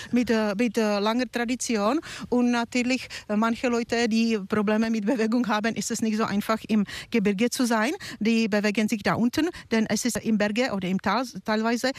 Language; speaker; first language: German; non-native, fluent; Czech